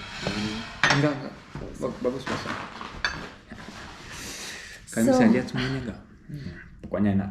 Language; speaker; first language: Indonesian; early bilingual, heritage; German